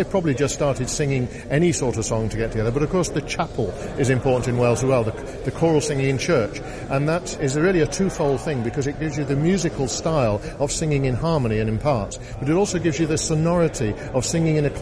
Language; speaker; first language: English; native; English